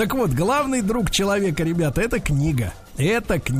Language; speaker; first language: Russian; native; Russian